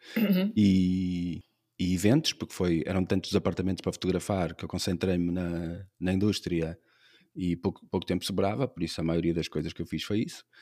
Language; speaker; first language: Portuguese; native; Portuguese